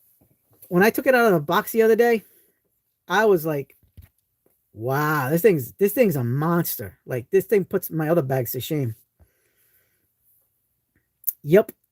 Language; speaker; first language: English; native; English